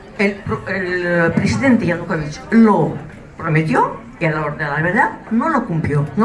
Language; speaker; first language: Spanish; non-native, fluent; Russian